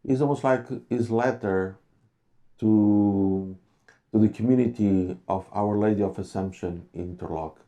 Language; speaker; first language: English; non-native, fluent; Portuguese